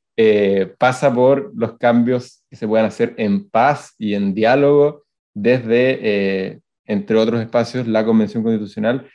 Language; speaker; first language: Spanish; native; Spanish